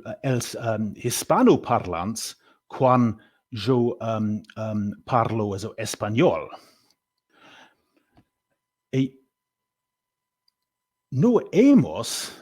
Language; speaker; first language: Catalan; non-native, learner; English